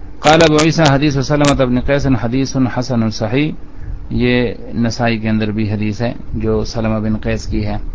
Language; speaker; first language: Urdu; non-native, local second language; Pashto